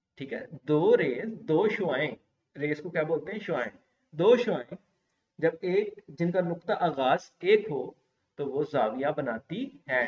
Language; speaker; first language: Urdu; non-native, local second language; Punjabi